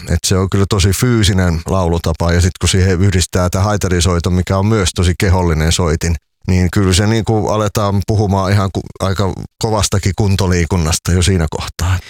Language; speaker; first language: Finnish; native; Finnish